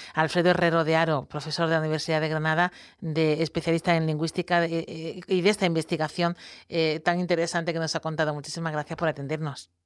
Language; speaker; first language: Spanish; native; Spanish